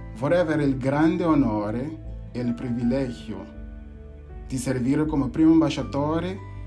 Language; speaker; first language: Italian; non-native, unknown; English